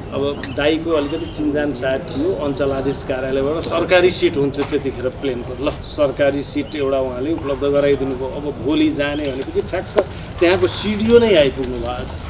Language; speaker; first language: Nepali; non-native, local second language; Maithili